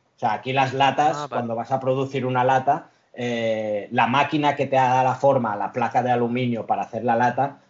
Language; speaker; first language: Spanish; early bilingual, other home language; Arabic